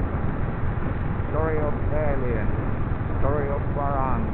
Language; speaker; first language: English; non-native, learner; Finnish